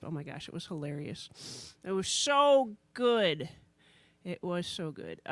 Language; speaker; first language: English; native; English